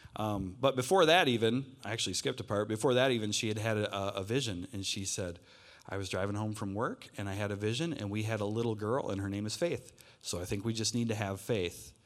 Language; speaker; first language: English; native; English